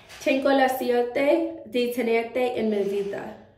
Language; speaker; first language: Spanish; non-native, learner; English